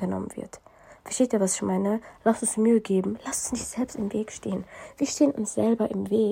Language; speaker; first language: German; early bilingual, other home language; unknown